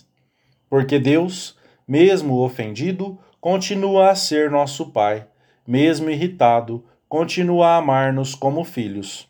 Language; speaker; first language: Portuguese; native; Portuguese